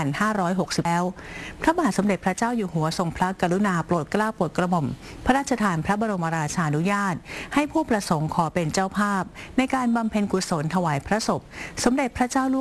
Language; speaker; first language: Thai; native; Thai